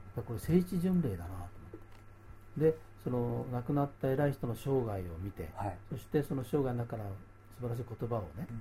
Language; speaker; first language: Japanese; native; Japanese